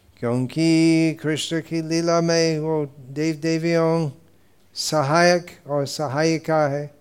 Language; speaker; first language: Hindi; non-native, fluent; English